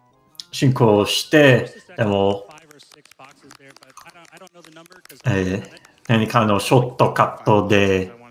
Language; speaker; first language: Japanese; non-native, learner; English